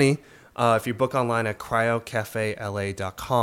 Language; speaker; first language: English; native; English